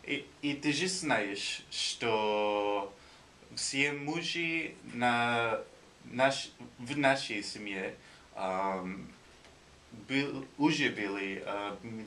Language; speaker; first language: Russian; non-native, learner; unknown